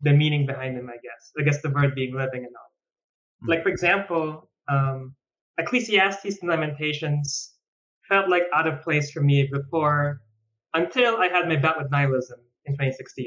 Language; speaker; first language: English; non-native, local second language; Filipino